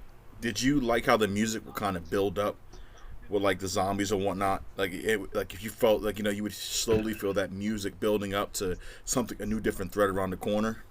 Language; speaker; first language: English; native; English